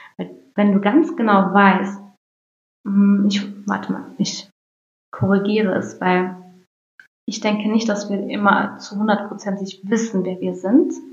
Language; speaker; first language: German; early bilingual, other home language; Turkish